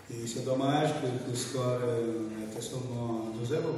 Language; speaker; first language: French; non-native, fluent; Portuguese